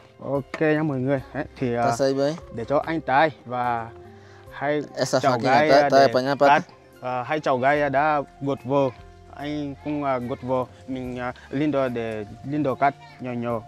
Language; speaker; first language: Vietnamese; non-native, learner; Portuguese